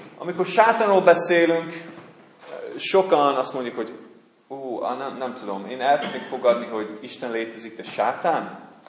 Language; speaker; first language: Hungarian; non-native, fluent; English